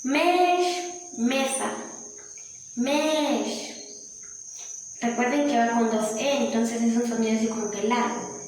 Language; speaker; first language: Spanish; non-native, local second language; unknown